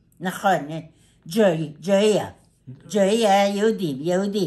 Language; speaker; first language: Hebrew; non-native, fluent; Aramaic